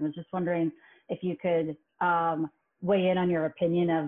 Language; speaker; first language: English; native; English